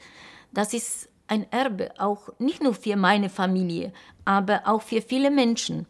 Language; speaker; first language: German; non-native, local second language; Polish